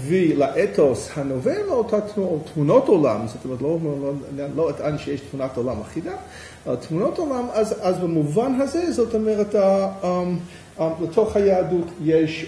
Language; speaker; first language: Hebrew; non-native, fluent; English